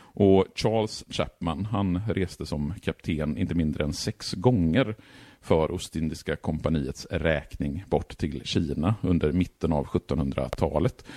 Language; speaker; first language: Swedish; native; Swedish